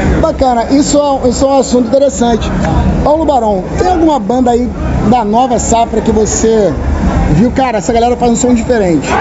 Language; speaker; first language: Portuguese; native; Portuguese